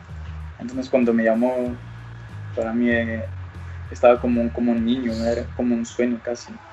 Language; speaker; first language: Spanish; early bilingual, other home language; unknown